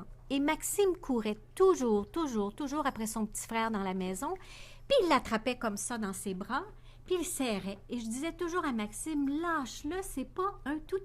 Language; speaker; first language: French; native; French